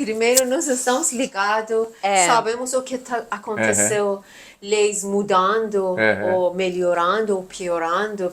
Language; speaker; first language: Portuguese; non-native, learner; Persian